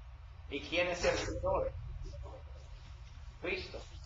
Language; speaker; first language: Spanish; non-native, learner; English